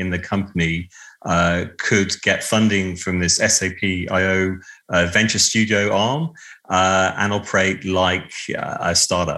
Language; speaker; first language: English; native; English